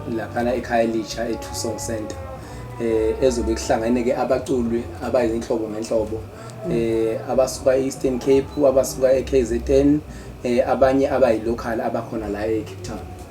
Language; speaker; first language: Zulu; native; Zulu